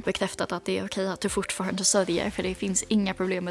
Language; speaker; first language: Swedish; native; Swedish